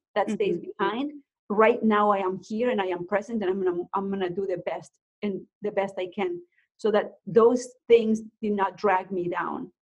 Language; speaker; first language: English; non-native, fluent; Spanish